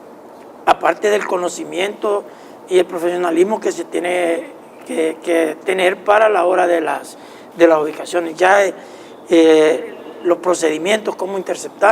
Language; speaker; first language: Spanish; native; Spanish